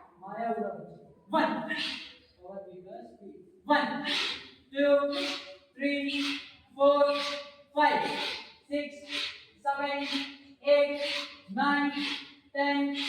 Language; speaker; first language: English; non-native, local second language; Kannada